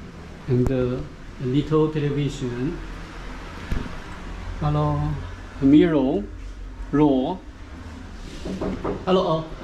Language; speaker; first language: English; non-native, learner; Chinese